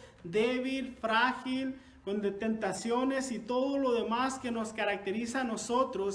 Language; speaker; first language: Spanish; native; Spanish